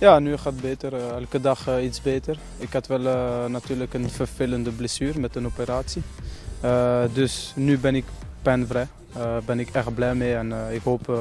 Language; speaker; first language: Dutch; non-native, fluent; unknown